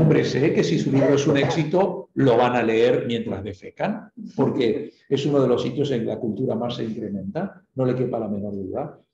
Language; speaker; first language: Spanish; native; Spanish